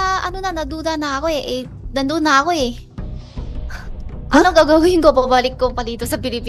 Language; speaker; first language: Filipino; non-native, learner; Chinese